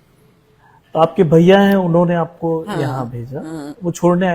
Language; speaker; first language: Hindi; native; Hindi